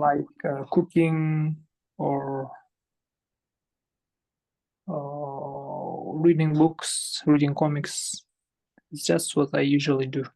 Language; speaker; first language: English; non-native, fluent; Kazakh